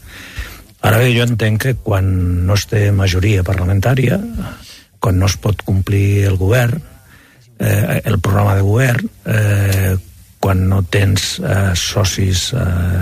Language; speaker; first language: Catalan; non-native, local second language; Spanish